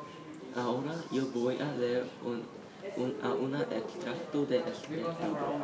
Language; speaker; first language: Spanish; non-native, learner; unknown